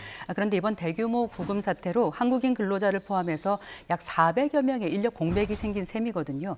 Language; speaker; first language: Korean; native; Korean